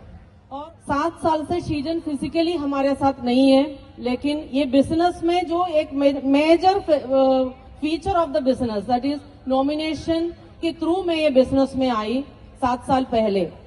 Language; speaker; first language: Hindi; non-native, local second language; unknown